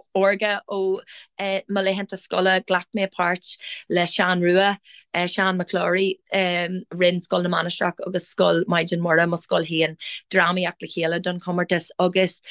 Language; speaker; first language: Irish; non-native, local second language; English